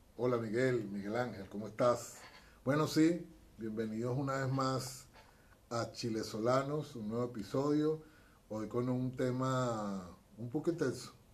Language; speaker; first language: Spanish; native; Spanish